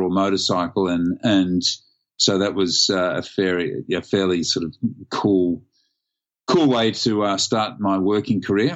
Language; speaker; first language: English; native; English